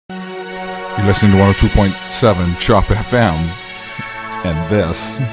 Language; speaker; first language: English; native; English